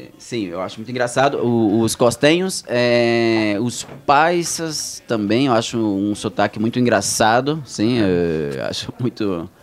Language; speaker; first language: Portuguese; native; Portuguese